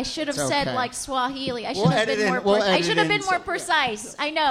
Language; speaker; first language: English; native; English